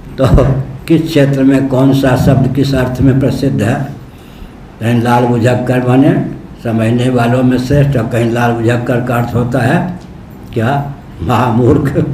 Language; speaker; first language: Hindi; non-native, local second language; Maithili